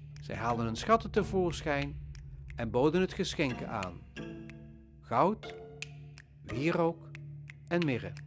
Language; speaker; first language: Dutch; native; Dutch